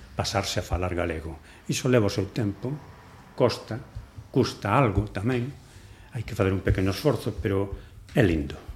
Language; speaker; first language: Galician; non-native, local second language; Spanish